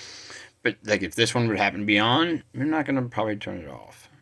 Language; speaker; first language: English; native; English